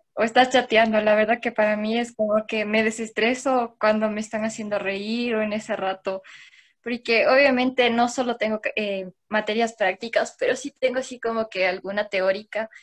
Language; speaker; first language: Spanish; native; Spanish